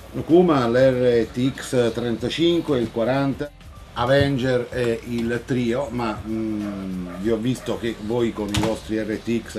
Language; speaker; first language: Italian; native; Italian